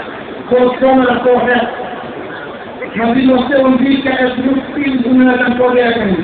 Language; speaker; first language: Swedish; non-native, fluent; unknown